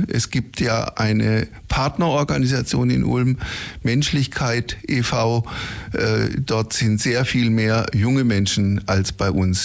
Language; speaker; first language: German; native; German